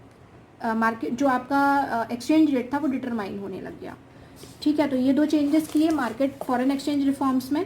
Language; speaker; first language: Hindi; native; Hindi